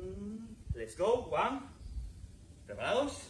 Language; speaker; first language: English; non-native, learner; Spanish